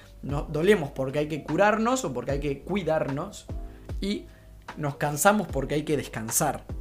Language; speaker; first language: Spanish; native; Spanish